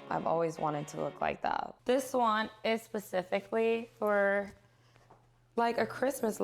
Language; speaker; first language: English; native; English